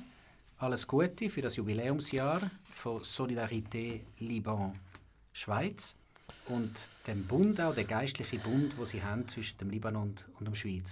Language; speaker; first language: German; native; German